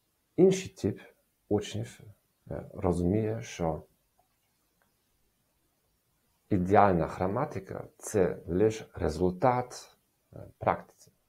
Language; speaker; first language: Ukrainian; non-native, learner; German